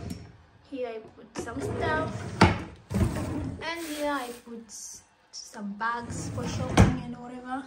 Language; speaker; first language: English; non-native, local second language; Swahili